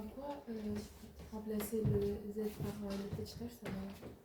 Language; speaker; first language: French; native; French